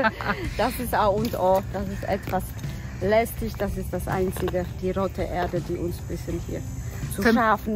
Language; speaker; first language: German; non-native, fluent; Polish